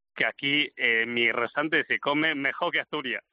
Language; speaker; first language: Spanish; non-native, learner; Chinese